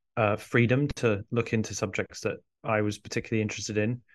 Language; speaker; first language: English; early bilingual, other home language; Arabic